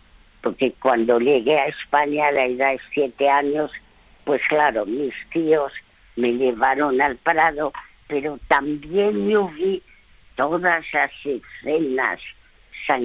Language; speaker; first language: Spanish; early bilingual, other home language; French